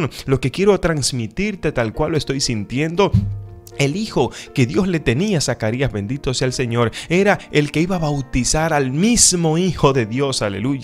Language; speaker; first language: Spanish; native; Spanish